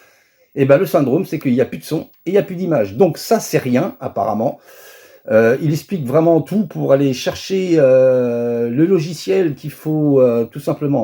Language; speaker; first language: French; native; French